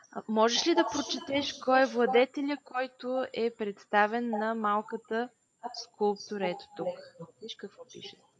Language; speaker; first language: Bulgarian; native; Bulgarian